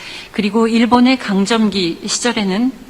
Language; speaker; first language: Korean; native; Korean